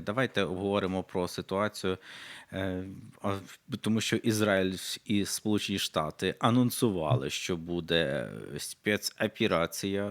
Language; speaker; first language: Ukrainian; native; Ukrainian